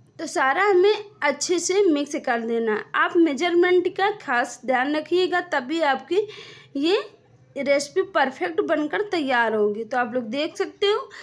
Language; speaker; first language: Hindi; native; Hindi